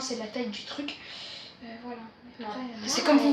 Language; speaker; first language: French; native; French